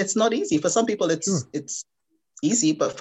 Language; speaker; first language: English; non-native, local second language; Igbo